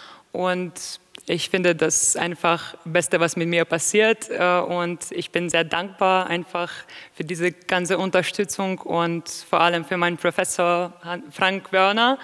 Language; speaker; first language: German; non-native, fluent; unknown